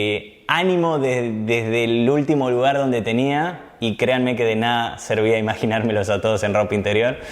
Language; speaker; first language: Spanish; native; Spanish